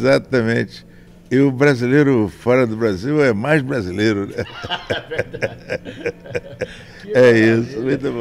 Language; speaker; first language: Portuguese; native; Portuguese